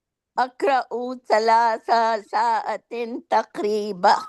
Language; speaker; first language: Arabic; non-native, learner; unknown